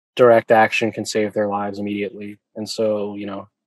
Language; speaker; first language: English; native; English